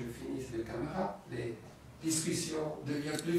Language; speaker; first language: French; non-native, learner; German